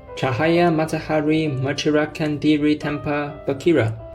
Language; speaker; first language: Malay; non-native, learner; Chinese